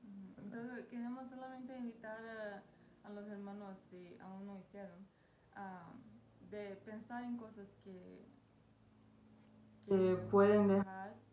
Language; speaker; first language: Spanish; non-native, fluent; Portuguese